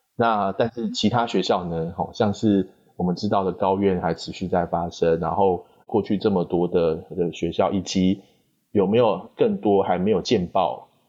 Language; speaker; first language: Chinese; native; Chinese